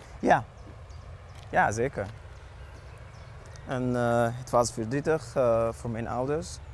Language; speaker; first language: Dutch; non-native, learner; Arabic